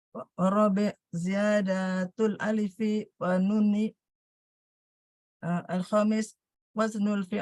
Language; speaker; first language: Arabic; non-native, learner; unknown